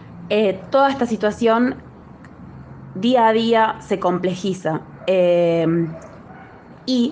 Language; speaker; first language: Spanish; native; Spanish